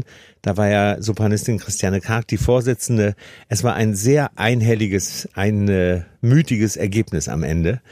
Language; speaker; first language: German; native; German